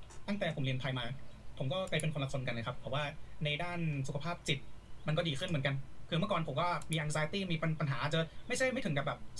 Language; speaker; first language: Thai; non-native, fluent; English